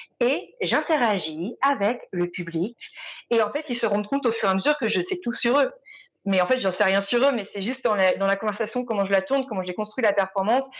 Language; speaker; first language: French; native; French